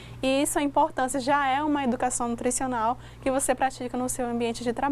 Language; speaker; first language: Portuguese; native; Portuguese